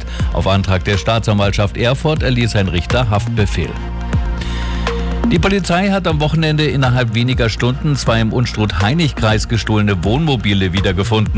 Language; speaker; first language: German; native; German